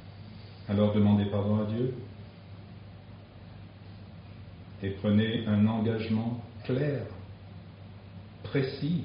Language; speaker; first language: French; native; French